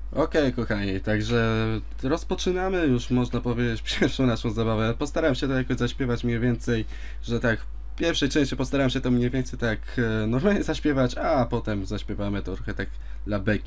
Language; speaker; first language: Polish; native; Polish